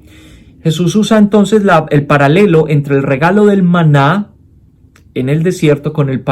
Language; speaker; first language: Spanish; native; Spanish